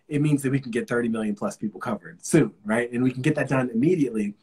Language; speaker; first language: English; native; English